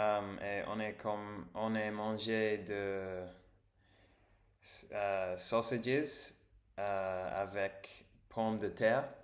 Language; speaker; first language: French; non-native, learner; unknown